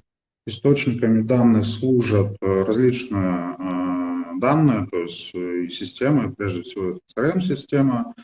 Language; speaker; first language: Russian; native; Russian